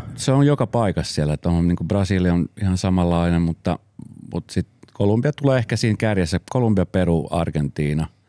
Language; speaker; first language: Finnish; early bilingual, other home language; Spanish